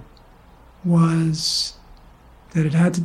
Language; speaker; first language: English; native; English